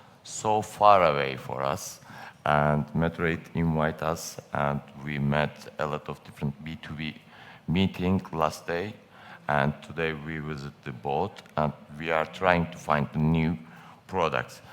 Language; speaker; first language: English; non-native, learner; Turkish